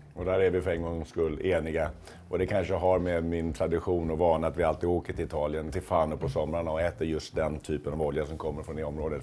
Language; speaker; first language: Swedish; native; Swedish